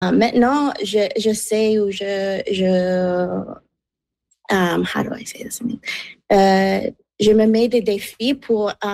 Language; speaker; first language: French; non-native, learner; English